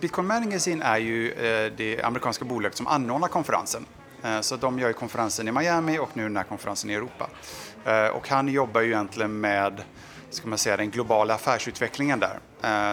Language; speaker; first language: Swedish; native; Swedish